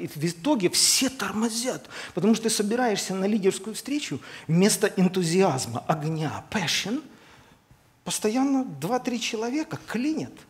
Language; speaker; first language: Russian; native; Russian